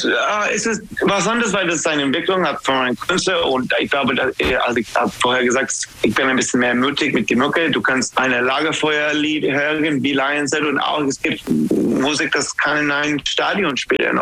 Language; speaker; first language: German; non-native, fluent; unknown